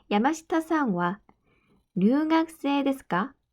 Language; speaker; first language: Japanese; non-native, fluent; Korean